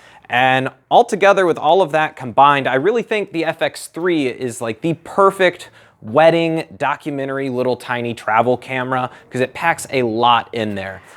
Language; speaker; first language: English; native; English